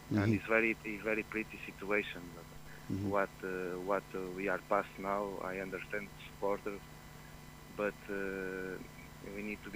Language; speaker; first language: English; non-native, fluent; Portuguese